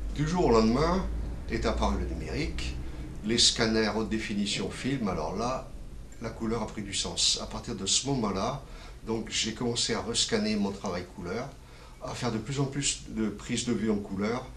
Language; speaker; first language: French; native; French